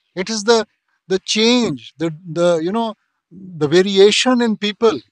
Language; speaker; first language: English; non-native, local second language; Punjabi